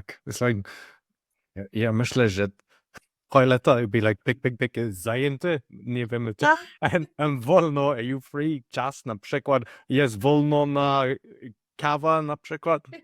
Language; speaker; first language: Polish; non-native, learner; English